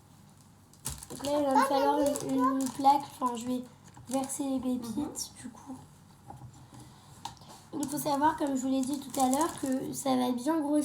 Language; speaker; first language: French; native; French